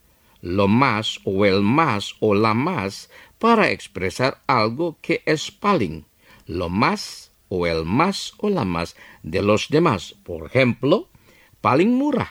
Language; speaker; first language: Spanish; non-native, fluent; Indonesian